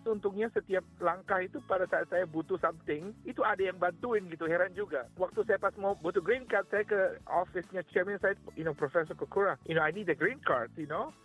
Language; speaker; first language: Indonesian; native; Indonesian